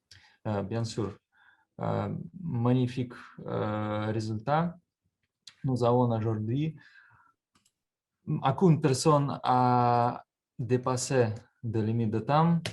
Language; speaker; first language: French; non-native, learner; Russian